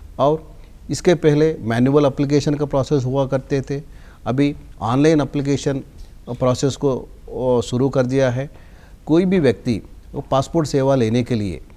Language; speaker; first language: Hindi; non-native, local second language; Telugu